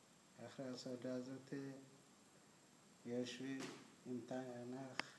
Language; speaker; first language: Hebrew; non-native, fluent; Amharic